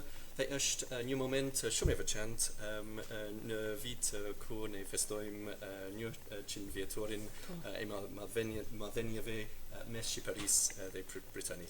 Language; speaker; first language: Albanian; non-native, fluent; English